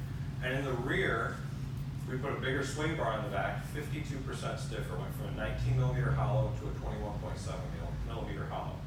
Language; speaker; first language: English; native; English